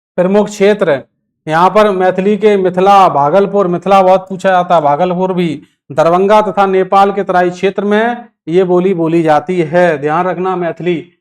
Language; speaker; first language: Hindi; native; Hindi